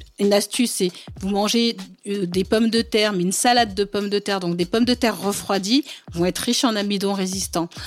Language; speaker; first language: French; early bilingual, other home language; Bambara